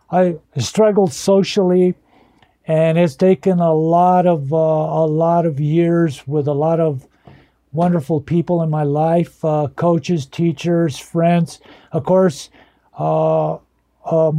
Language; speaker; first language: English; early bilingual, other home language; Spanish